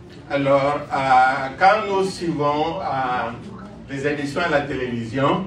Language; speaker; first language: French; non-native, local second language; Luba-Lulua